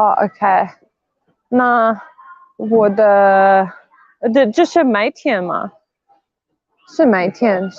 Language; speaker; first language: Chinese; non-native, learner; Afrikaans